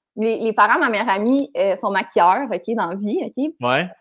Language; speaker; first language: French; native; French